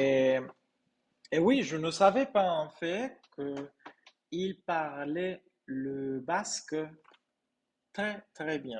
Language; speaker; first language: French; non-native, fluent; Spanish